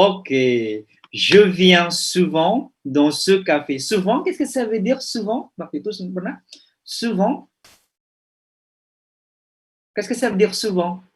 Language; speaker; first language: French; non-native, fluent; Indonesian